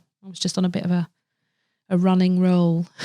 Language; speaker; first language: English; native; English